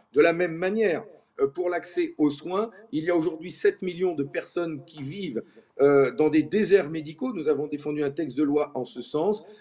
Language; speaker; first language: French; native; French